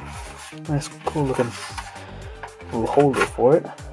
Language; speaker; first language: English; native; English